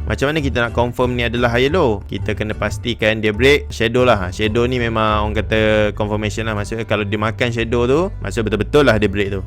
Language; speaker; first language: Malay; native; Malay